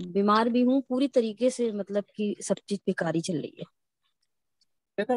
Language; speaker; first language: Hindi; non-native, local second language; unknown